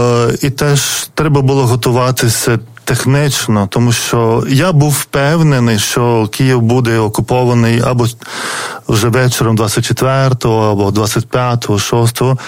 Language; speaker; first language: Ukrainian; non-native, fluent; Lithuanian